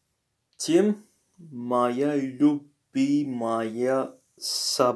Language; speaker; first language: Russian; non-native, learner; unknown